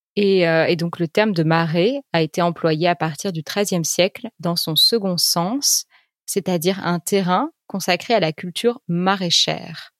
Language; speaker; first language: French; native; French